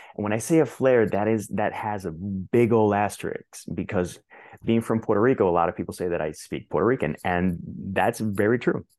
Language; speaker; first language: English; non-native, fluent; Spanish